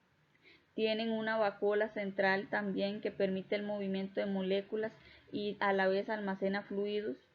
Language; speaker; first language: Spanish; native; Spanish